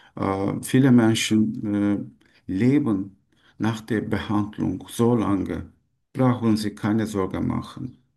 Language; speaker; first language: German; non-native, learner; Turkish